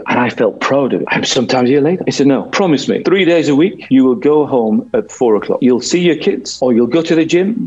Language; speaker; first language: English; native; English